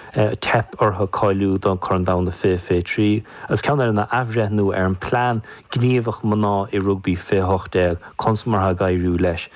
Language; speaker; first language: Irish; native; Irish